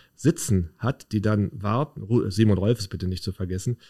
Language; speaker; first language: German; native; German